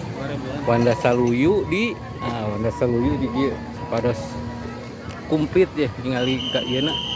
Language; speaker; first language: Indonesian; non-native, local second language; Sundanese